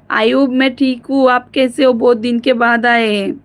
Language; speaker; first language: Hindi; non-native, local second language; Marathi